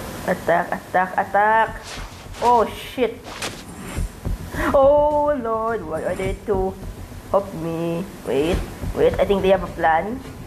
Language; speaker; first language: English; non-native, local second language; Filipino